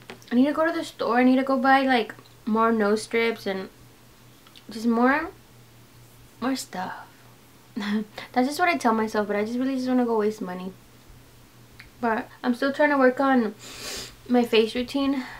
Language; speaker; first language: English; early bilingual, other home language; Spanish